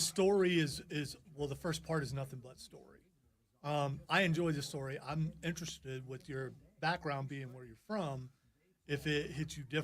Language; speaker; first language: English; native; English